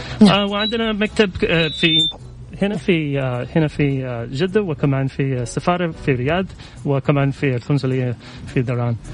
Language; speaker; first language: Arabic; non-native, learner; English